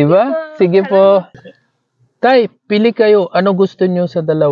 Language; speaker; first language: Filipino; non-native, learner; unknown